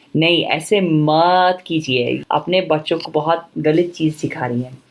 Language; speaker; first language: Hindi; non-native, fluent; English